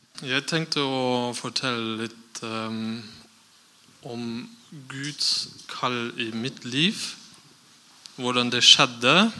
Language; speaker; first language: Norwegian; non-native, fluent; German